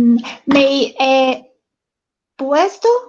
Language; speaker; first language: Spanish; non-native, learner; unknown